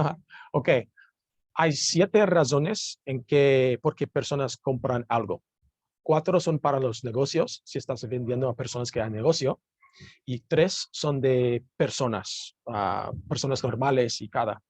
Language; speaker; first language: Spanish; non-native, learner; English